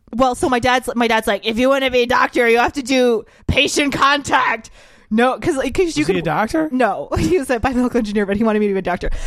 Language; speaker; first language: English; native; English